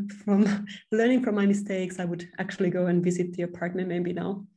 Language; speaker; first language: English; non-native, fluent; Finnish